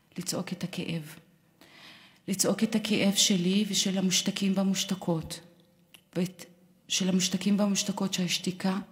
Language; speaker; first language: Hebrew; non-native, local second language; Arabic